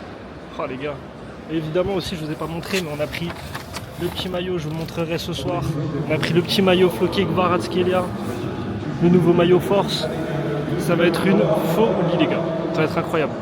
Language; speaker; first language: French; native; French